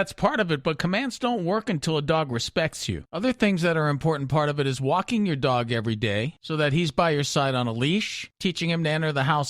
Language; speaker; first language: English; native; English